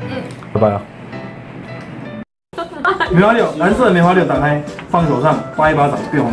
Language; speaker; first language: Chinese; native; Chinese